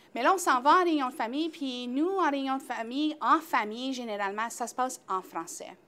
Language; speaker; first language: French; native; French